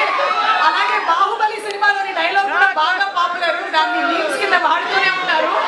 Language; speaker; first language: Telugu; native; Telugu